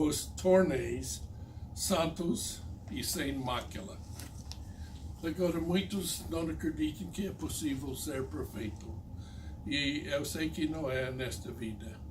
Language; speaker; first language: Portuguese; non-native, fluent; English